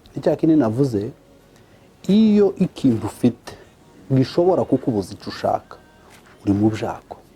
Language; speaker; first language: Kinyarwanda; native; Kinyarwanda